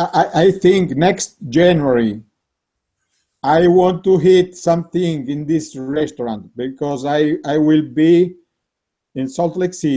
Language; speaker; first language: English; non-native, learner; Italian